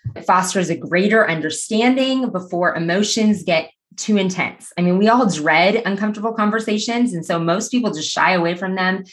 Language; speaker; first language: English; native; English